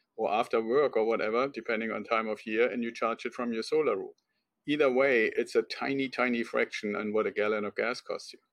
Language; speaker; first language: English; non-native, fluent; German